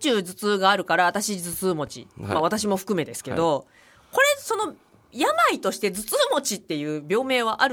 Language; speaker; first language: Japanese; native; Japanese